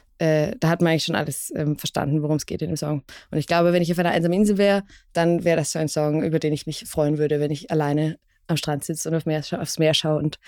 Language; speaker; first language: German; native; German